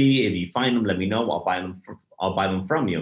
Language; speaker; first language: English; native; English